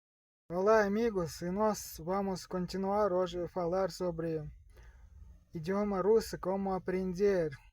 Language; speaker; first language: Portuguese; non-native, learner; Russian